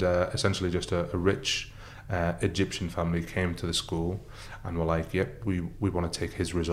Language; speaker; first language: English; early bilingual, other home language; Arabic